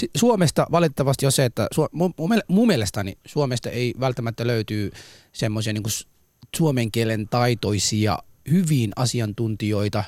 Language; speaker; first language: Finnish; early bilingual, other home language; Somali